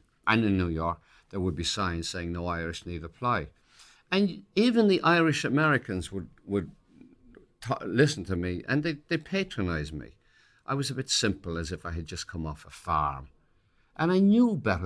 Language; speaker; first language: English; native; English